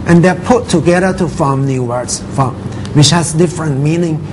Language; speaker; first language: English; non-native, fluent; Thai